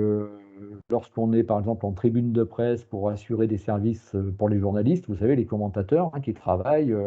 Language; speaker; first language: French; native; French